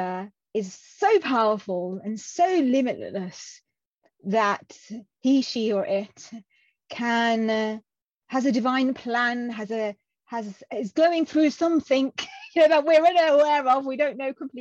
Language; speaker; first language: English; non-native, local second language; Punjabi